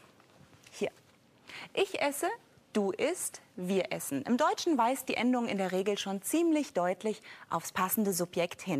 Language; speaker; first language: German; native; German